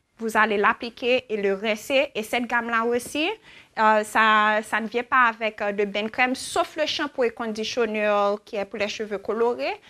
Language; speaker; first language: French; native; French